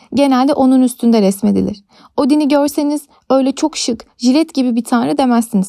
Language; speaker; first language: Turkish; native; Turkish